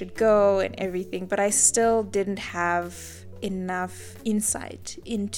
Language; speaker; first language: English; native; English